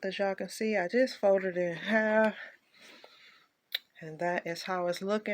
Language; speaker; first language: English; native; English